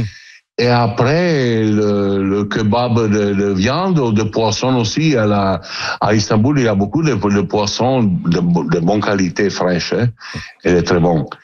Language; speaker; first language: French; non-native, learner; Italian